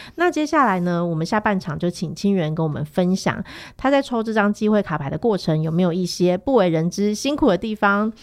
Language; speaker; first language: Chinese; native; Chinese